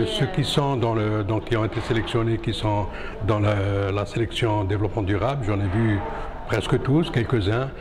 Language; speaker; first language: French; non-native, local second language; Arabic